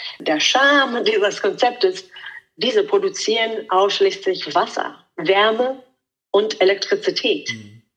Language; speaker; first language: German; non-native, fluent; Italian